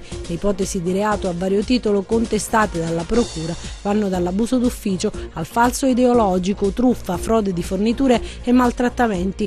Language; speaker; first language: Italian; native; Italian